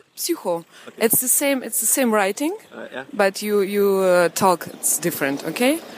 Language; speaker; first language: English; non-native, learner; Russian